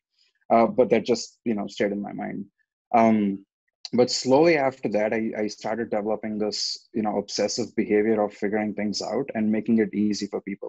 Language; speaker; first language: English; non-native, local second language; Telugu